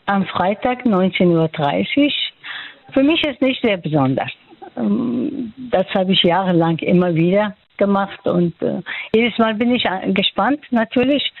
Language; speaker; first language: German; non-native, fluent; Persian